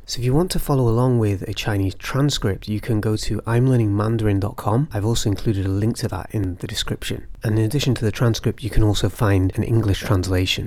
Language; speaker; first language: English; native; English